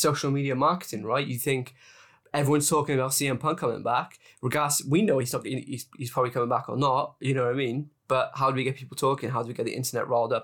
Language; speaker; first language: English; native; English